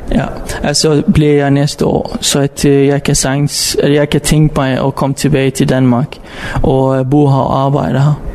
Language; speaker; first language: Danish; non-native, fluent; Arabic